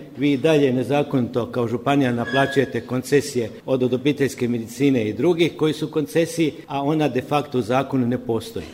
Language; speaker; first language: Croatian; native; Croatian